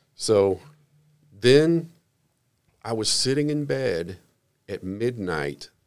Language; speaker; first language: English; native; English